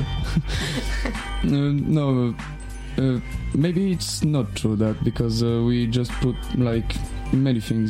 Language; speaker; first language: English; non-native, learner; French